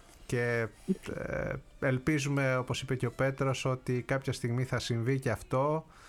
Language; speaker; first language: Greek; native; Greek